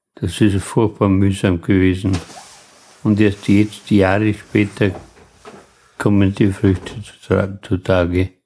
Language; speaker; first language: German; native; German